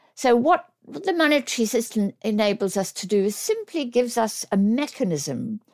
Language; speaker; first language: English; native; English